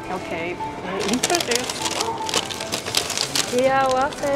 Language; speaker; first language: English; non-native, learner; Japanese